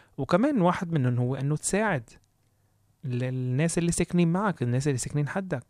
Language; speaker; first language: Arabic; native; Arabic